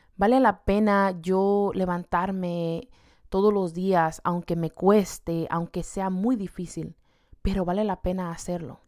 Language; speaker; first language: Spanish; native; Spanish